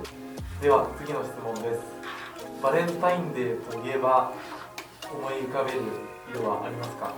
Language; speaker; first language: Japanese; non-native, fluent; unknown